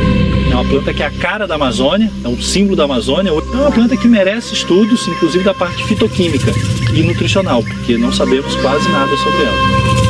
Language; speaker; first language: Portuguese; native; Portuguese